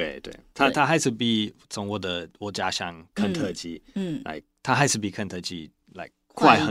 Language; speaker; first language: Chinese; non-native, fluent; English